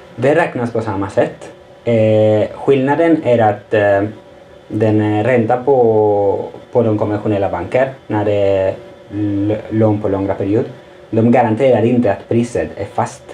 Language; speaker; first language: Swedish; non-native, fluent; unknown